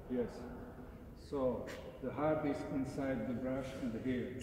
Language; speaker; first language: English; non-native, learner; Slovak